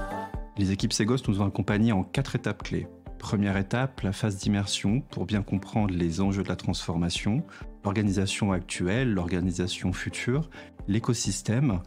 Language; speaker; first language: French; native; French